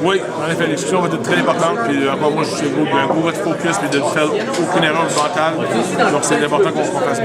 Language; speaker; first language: French; native; French